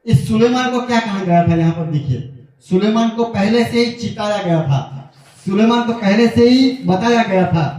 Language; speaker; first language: Hindi; non-native, local second language; Gujarati